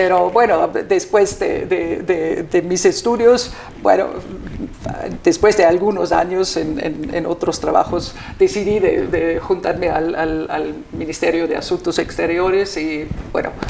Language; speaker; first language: Spanish; non-native, fluent; German